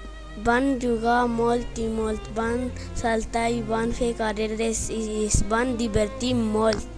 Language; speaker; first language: Catalan; non-native, learner; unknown